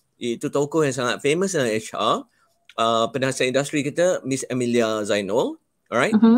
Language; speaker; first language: Malay; native; Malay